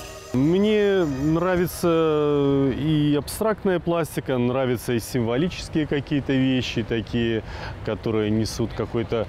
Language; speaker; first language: Russian; non-native, local second language; Belarusian